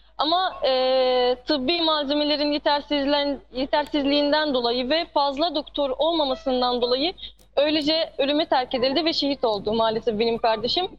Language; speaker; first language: Turkish; non-native, fluent; Arabic